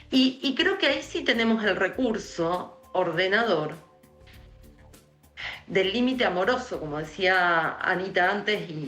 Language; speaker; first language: Spanish; native; Spanish